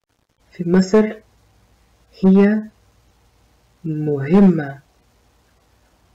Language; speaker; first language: Arabic; non-native, learner; English